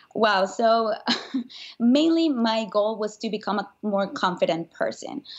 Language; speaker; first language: English; non-native, fluent; Spanish